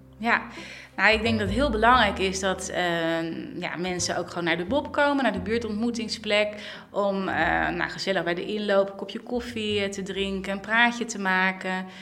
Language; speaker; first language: Dutch; native; Dutch